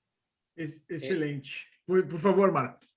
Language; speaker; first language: Spanish; non-native, fluent; Portuguese